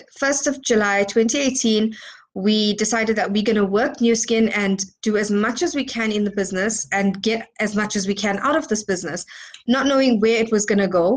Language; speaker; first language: English; native; English